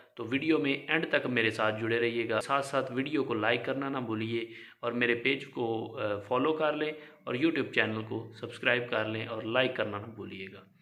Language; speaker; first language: Urdu; non-native, local second language; Punjabi